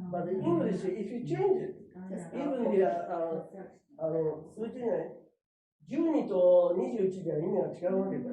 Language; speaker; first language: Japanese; native; Japanese